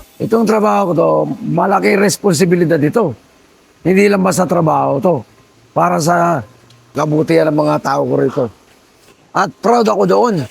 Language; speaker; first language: Filipino; native; Filipino